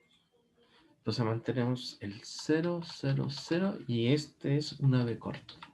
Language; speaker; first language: Spanish; native; Spanish